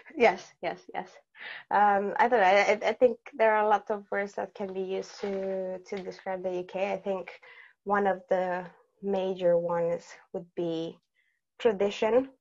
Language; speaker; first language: English; non-native, fluent; Romanian